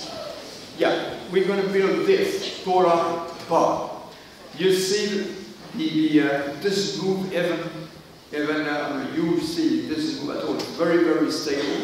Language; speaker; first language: English; non-native, learner; French